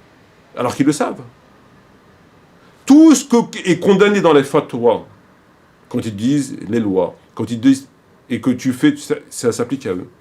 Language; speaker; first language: French; native; French